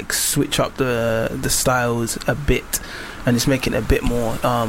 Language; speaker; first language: English; native; English